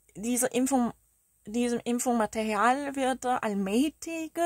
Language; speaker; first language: German; non-native, learner; Korean